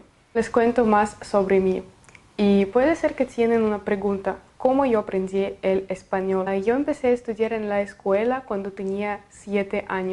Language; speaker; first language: Spanish; non-native, fluent; Russian